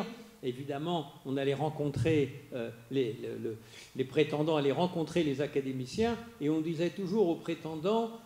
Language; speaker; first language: French; native; French